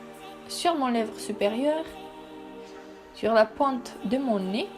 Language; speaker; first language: French; non-native, fluent; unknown